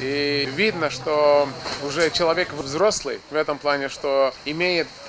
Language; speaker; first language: Russian; non-native, fluent; Estonian